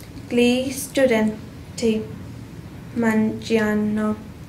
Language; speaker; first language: Italian; non-native, learner; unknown